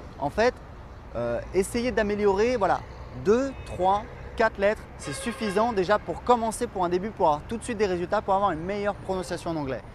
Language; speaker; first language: French; native; French